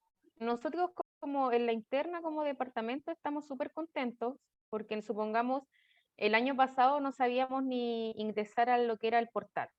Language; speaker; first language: Spanish; native; Spanish